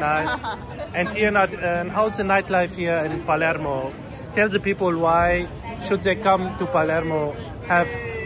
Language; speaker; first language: English; non-native, learner; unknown